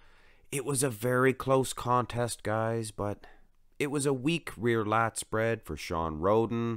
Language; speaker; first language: English; native; English